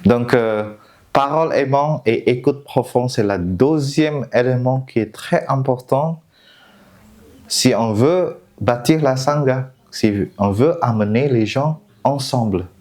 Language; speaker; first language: French; non-native, fluent; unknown